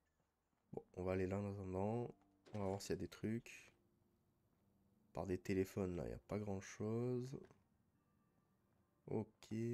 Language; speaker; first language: French; native; French